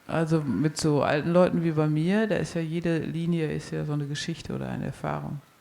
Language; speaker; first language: German; native; German